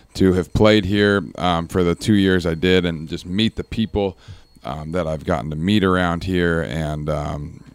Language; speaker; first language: English; native; English